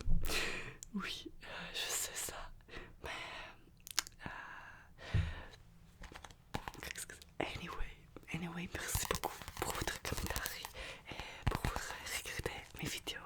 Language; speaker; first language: French; non-native, learner; Russian